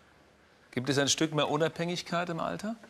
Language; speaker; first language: German; native; German